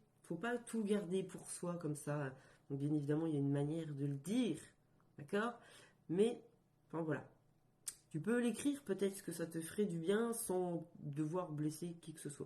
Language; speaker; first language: French; native; French